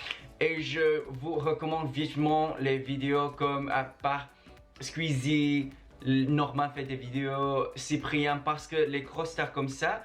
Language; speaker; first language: French; non-native, fluent; Chinese